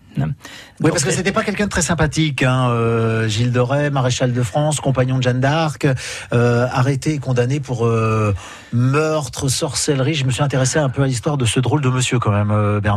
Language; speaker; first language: French; native; French